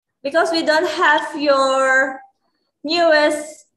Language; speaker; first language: English; non-native, learner; Indonesian